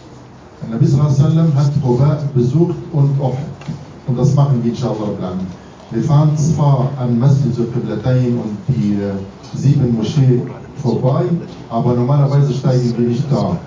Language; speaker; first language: German; non-native, fluent; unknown